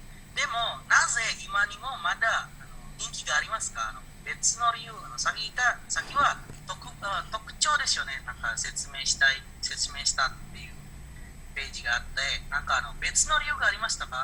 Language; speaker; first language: Japanese; non-native, learner; Indonesian